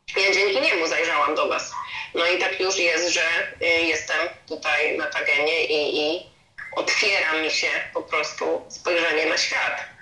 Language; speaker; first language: Polish; native; Polish